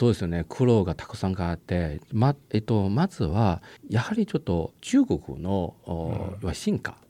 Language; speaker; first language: Japanese; non-native, fluent; Chinese